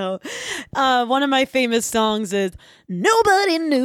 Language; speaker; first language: English; native; English